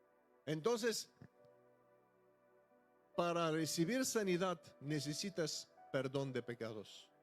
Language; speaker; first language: Spanish; non-native, fluent; Bulgarian